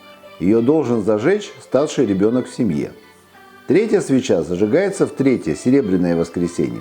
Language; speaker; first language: Russian; native; Russian